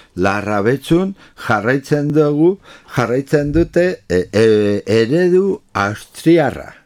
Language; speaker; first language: Basque; non-native, local second language; Spanish